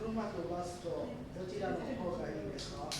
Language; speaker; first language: Japanese; non-native, learner; Indonesian